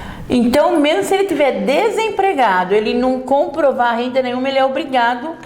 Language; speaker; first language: Portuguese; native; Portuguese